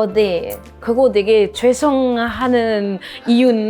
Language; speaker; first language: Korean; non-native, fluent; French